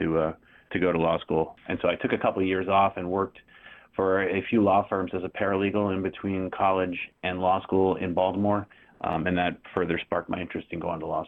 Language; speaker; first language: English; native; English